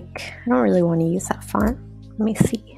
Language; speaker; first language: English; native; English